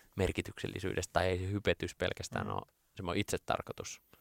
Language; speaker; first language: Finnish; native; Finnish